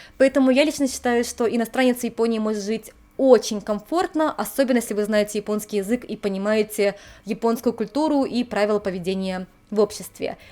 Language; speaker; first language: Russian; native; Russian